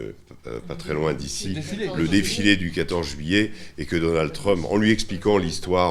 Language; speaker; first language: French; native; French